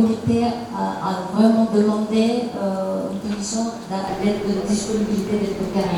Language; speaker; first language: French; non-native, learner; Indonesian